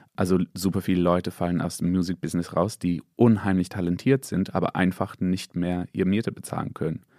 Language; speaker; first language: German; non-native, fluent; English